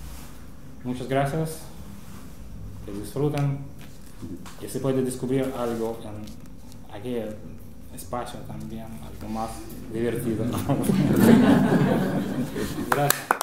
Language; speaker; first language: Spanish; non-native, fluent; Russian